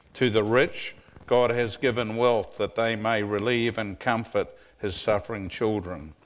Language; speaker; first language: English; native; English